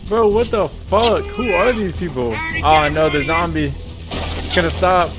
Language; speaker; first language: English; native; English